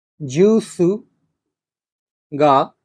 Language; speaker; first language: Japanese; non-native, fluent; Bangla